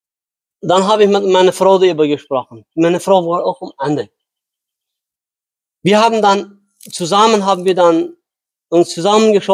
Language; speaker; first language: German; early bilingual, heritage; Low German